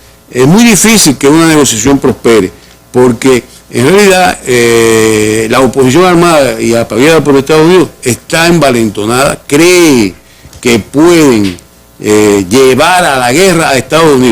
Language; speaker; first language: Spanish; native; Spanish